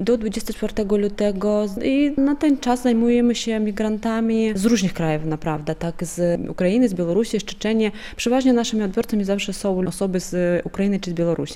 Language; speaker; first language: Polish; non-native, fluent; Ukrainian